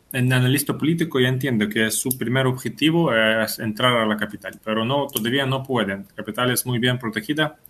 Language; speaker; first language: Spanish; non-native, fluent; Ukrainian